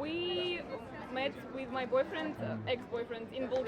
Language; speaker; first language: English; non-native, learner; Ukrainian